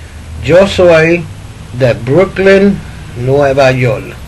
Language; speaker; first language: Spanish; early bilingual, heritage; Spanish